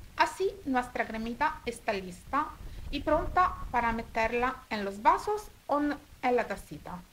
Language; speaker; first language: Spanish; non-native, fluent; Italian